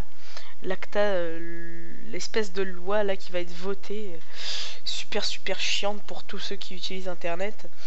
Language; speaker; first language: French; native; French